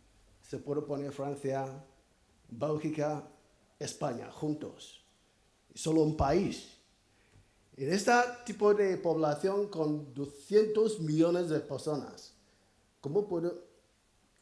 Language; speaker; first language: Spanish; non-native, fluent; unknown